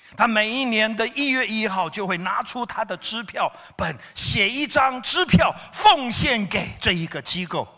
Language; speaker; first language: Chinese; native; Chinese